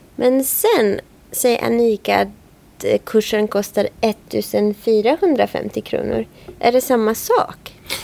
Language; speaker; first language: Swedish; non-native, fluent; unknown